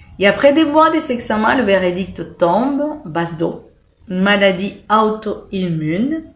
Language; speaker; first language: French; non-native, fluent; Spanish